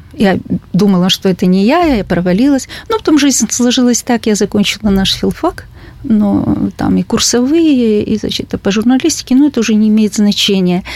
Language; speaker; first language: Russian; native; Russian